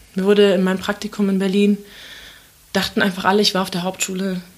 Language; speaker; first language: German; early bilingual, other home language; Turkish